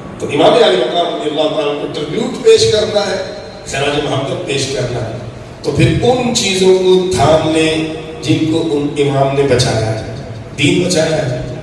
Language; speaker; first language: Urdu; non-native, local second language; Punjabi